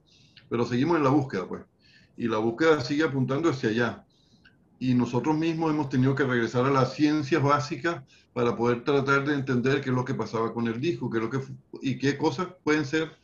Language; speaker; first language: Spanish; native; Spanish